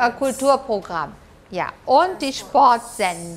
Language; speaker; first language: German; non-native, fluent; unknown